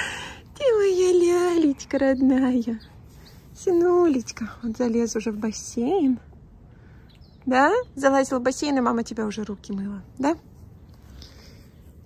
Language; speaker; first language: Russian; native; Russian